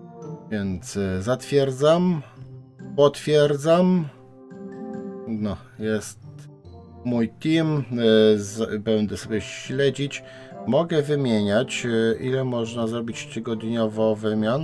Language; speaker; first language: Polish; native; Polish